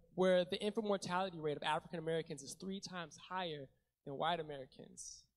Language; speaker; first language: English; native; English